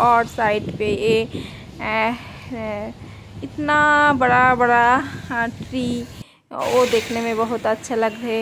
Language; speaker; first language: Hindi; non-native, local second language; Bangla